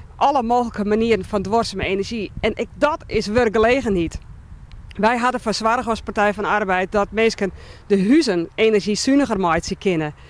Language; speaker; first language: Dutch; non-native, local second language; Western Frisian